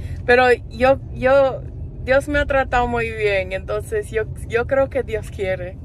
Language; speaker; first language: Spanish; non-native, fluent; English